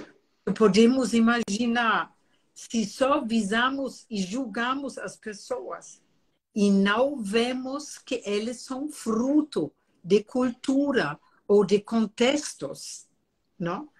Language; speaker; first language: Portuguese; non-native, fluent; German